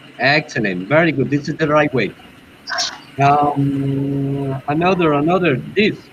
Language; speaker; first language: English; non-native, learner; Spanish